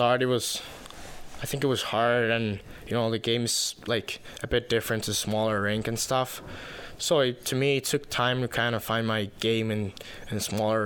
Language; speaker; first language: English; non-native, fluent; Finnish